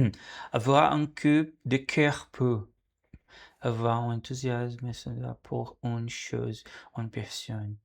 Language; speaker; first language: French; non-native, learner; Portuguese